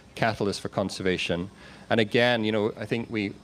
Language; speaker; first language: English; native; English